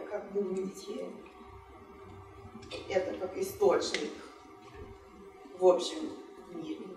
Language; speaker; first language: Russian; non-native, fluent; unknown